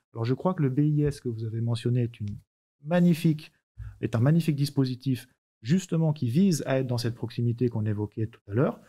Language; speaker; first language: French; native; French